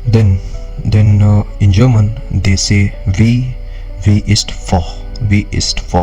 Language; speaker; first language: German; non-native, learner; Marathi